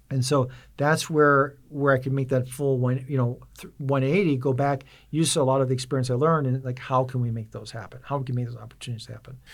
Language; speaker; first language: English; native; English